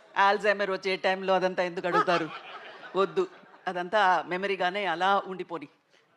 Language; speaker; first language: Telugu; non-native, local second language; Tamil